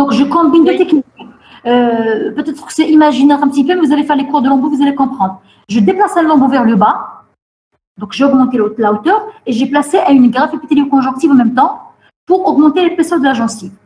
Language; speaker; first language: French; non-native, local second language; Arabic